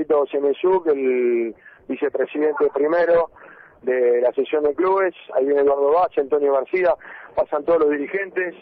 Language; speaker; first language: Spanish; native; Spanish